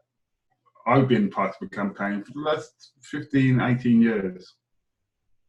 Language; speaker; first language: English; native; English